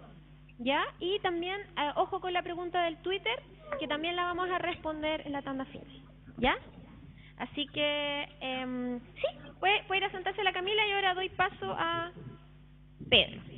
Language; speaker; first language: Spanish; native; Spanish